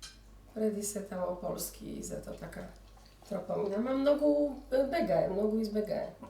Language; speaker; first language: Macedonian; early bilingual, heritage; Polish